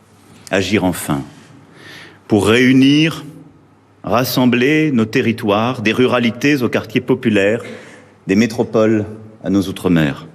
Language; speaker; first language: French; native; French